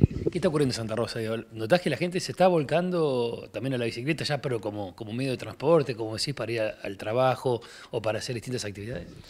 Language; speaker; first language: Spanish; native; Spanish